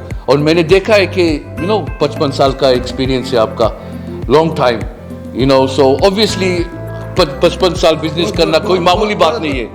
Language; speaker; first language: Hindi; non-native, fluent; Bangla